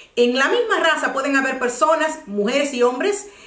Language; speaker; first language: Spanish; native; Spanish